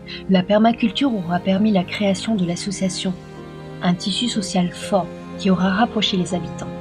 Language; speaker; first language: French; native; French